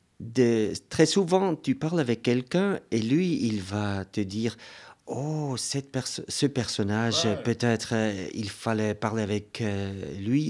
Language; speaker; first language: French; non-native, local second language; German